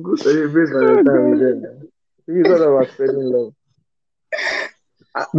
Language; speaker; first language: English; non-native, local second language; Yoruba